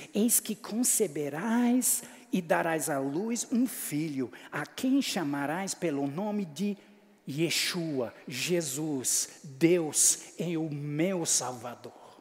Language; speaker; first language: Portuguese; non-native, fluent; English